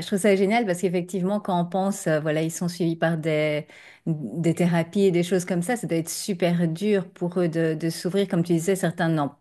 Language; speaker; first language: French; native; French